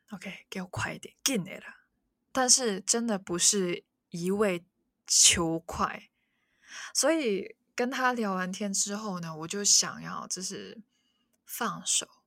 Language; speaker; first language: Chinese; non-native, local second language; Cantonese